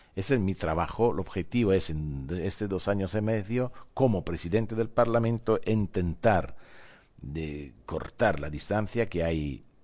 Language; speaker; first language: Spanish; non-native, fluent; Italian